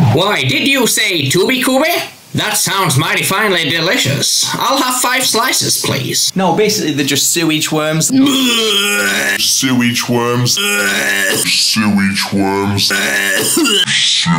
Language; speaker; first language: English; native; English